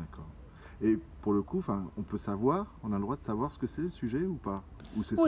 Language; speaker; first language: French; native; French